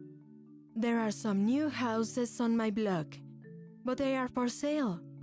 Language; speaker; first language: English; non-native, fluent; Spanish